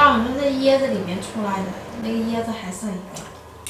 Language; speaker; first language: Chinese; native; Chinese